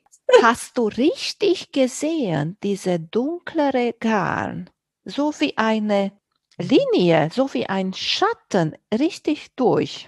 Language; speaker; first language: German; non-native, fluent; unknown